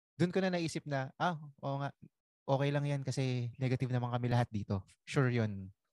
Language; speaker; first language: Filipino; native; Filipino